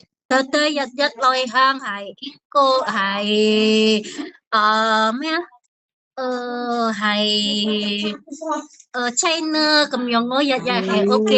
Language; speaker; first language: Cantonese; non-native, learner; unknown